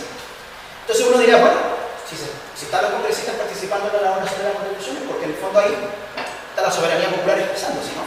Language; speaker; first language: Spanish; native; Spanish